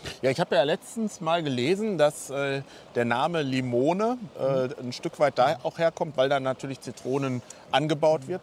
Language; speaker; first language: German; native; German